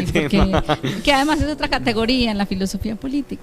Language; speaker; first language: Spanish; native; Spanish